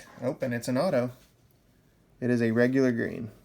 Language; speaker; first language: English; native; English